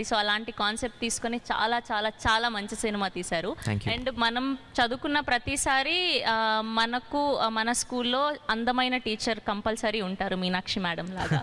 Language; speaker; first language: Telugu; native; Telugu